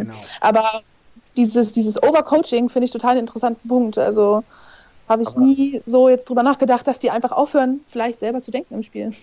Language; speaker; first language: German; native; German